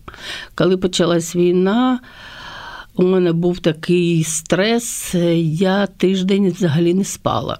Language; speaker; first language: Ukrainian; native; Ukrainian